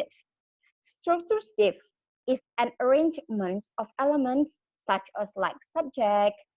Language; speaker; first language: English; non-native, learner; Indonesian